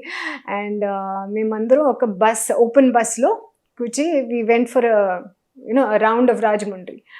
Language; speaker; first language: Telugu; non-native, local second language; Hindi